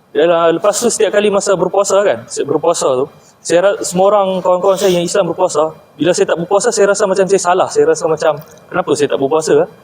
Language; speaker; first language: Malay; native; Malay